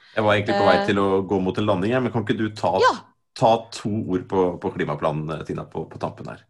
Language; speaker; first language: Norwegian; native; Norwegian